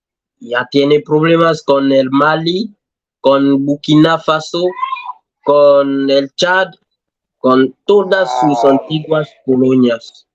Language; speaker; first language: Spanish; non-native, learner; French